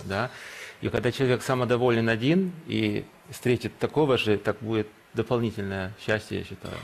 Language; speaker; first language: Russian; early bilingual, heritage; Russian